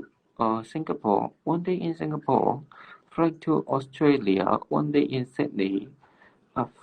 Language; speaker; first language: English; non-native, learner; Cantonese